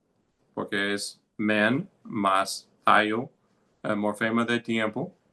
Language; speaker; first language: Spanish; non-native, fluent; English